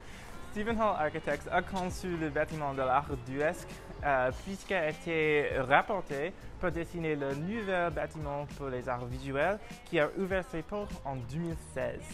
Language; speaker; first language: French; non-native, learner; English